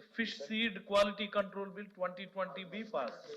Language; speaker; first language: English; non-native, local second language; Telugu